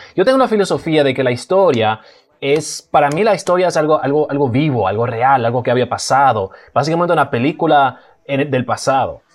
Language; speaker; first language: Spanish; non-native, fluent; German